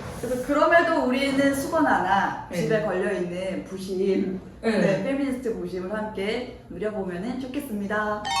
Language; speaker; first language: Korean; native; Korean